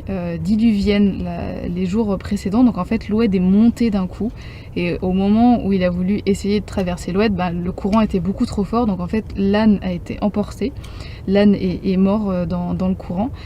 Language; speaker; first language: French; native; French